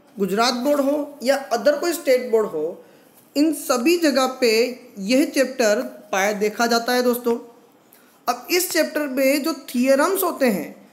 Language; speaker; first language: Hindi; non-native, local second language; Gujarati